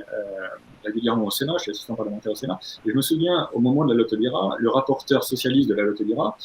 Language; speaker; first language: French; native; French